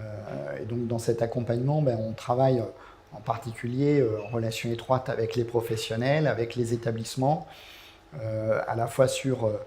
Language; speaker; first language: French; native; French